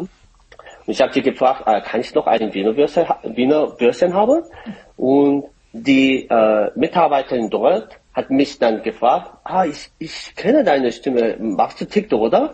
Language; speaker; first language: German; non-native, fluent; Korean